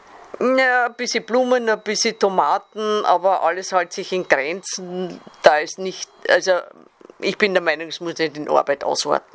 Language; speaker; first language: German; native; German